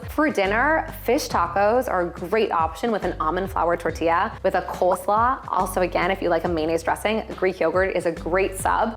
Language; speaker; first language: English; native; English